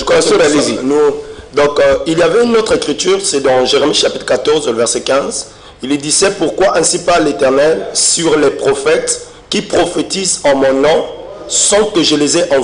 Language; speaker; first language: French; non-native, local second language; Lingala